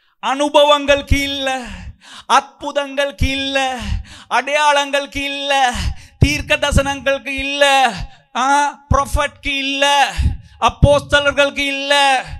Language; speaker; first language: Tamil; non-native, local second language; Sinhala